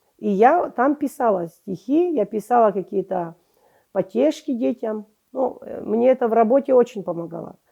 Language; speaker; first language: Russian; non-native, local second language; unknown